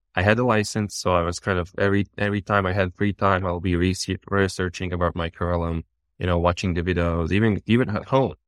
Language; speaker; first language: English; non-native, fluent; Bosnian